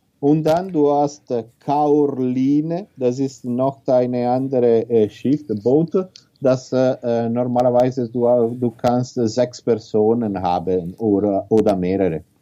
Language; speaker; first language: German; non-native, learner; Italian